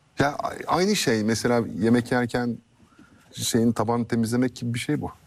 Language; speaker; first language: Turkish; early bilingual, heritage; Turkish